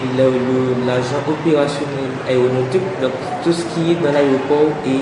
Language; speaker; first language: French; native; French